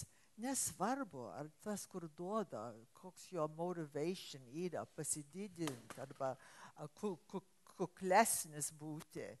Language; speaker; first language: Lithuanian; early bilingual, heritage; English